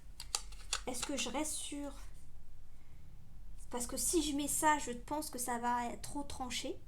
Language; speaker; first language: French; native; French